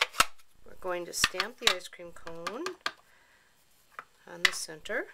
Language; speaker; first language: English; native; English